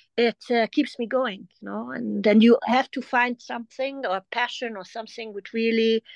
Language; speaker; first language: English; non-native, fluent; German